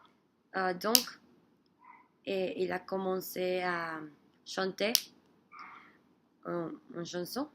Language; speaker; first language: French; non-native, learner; Spanish